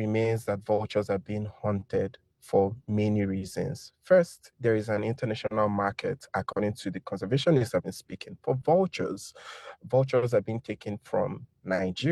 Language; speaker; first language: English; non-native, local second language; Igbo